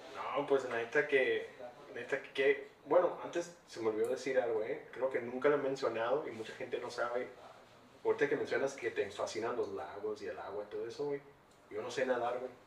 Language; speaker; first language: Spanish; early bilingual, heritage; Spanish